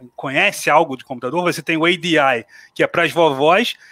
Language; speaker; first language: Portuguese; native; Portuguese